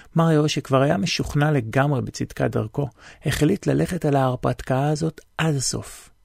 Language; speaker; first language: Hebrew; native; Hebrew